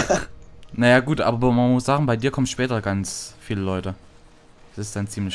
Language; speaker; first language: German; native; German